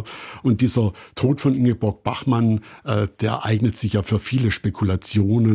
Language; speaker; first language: German; native; German